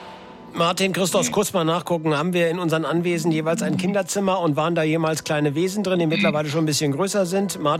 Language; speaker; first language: German; native; German